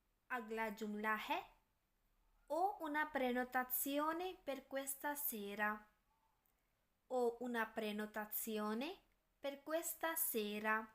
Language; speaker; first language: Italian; non-native, learner; Urdu